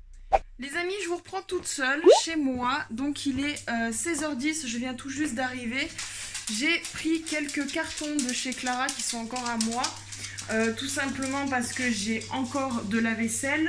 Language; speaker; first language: French; native; French